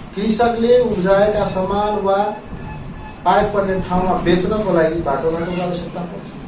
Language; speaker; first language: Nepali; non-native, local second language; Maithili